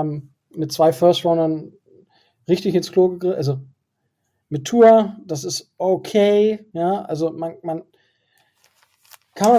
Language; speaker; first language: German; native; German